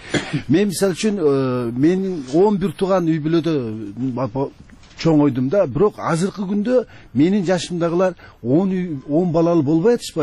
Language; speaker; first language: Kyrgyz; native; Kyrgyz